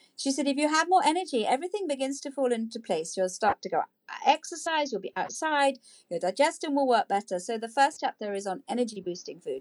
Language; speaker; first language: English; native; English